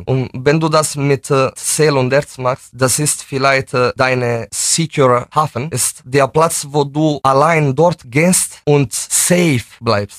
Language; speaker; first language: German; non-native, fluent; Italian